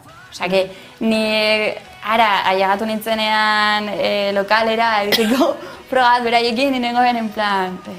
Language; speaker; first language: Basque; non-native, local second language; Spanish